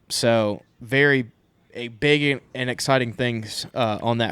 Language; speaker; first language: English; native; English